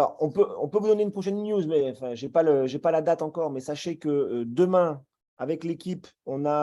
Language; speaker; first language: French; native; French